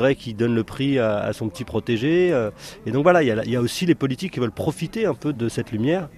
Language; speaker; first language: French; native; French